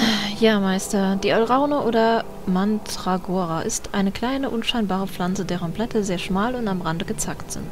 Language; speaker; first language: German; native; German